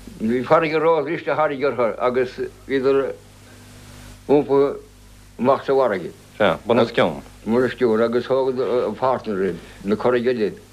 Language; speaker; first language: Irish; native; Irish